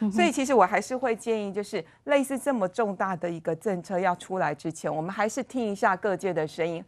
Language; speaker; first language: Chinese; native; Chinese